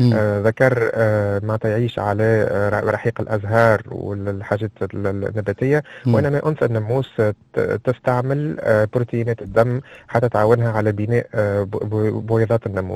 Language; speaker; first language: Arabic; native; Arabic